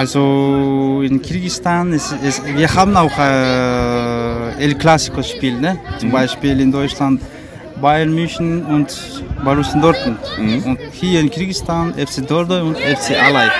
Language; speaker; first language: German; non-native, learner; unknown